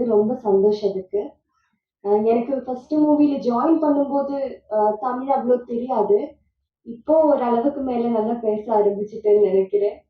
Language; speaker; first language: Tamil; non-native, fluent; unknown